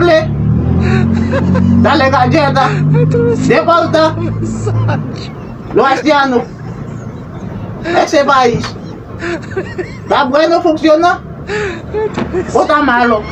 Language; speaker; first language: Spanish; non-native, learner; Haitian Creole